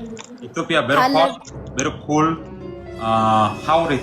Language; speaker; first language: English; non-native, learner; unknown